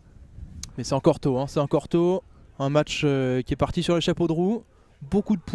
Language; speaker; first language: French; native; French